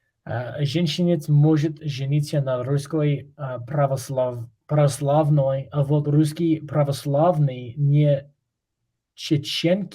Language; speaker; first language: Russian; non-native, learner; English